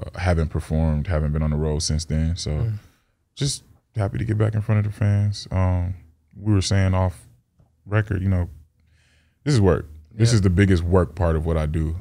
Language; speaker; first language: English; native; English